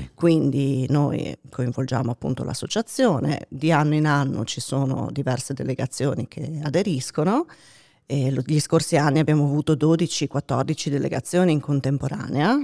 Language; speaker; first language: Italian; native; Italian